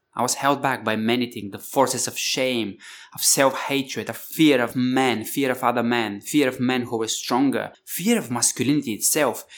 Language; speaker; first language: English; non-native, fluent; Bulgarian